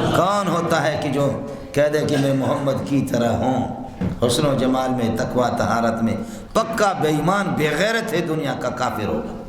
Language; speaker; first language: Urdu; non-native, local second language; Brahui